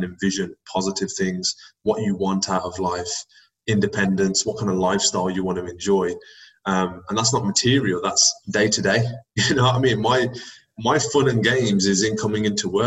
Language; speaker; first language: English; native; English